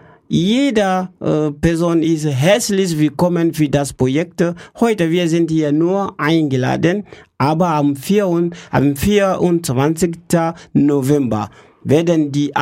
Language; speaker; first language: German; non-native, learner; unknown